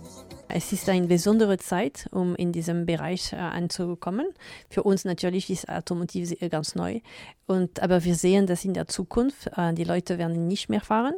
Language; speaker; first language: German; non-native, learner; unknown